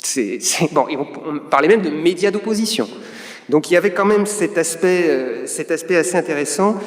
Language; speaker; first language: French; native; French